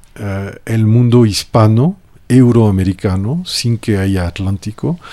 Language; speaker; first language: Spanish; non-native, fluent; French